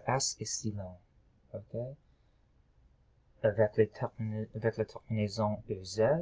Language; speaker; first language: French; non-native, local second language; English